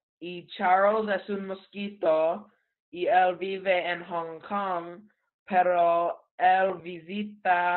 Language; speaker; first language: Spanish; non-native, learner; English